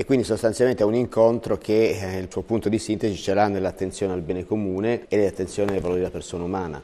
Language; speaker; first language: Italian; native; Italian